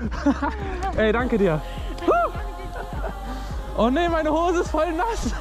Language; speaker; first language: German; native; German